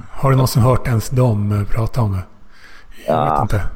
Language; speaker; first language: Swedish; native; Swedish